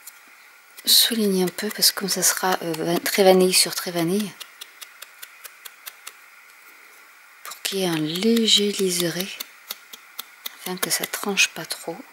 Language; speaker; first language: French; native; French